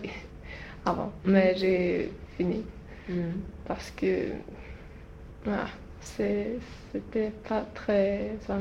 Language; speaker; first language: French; non-native, learner; Swedish